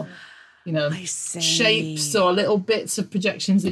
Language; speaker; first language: English; native; English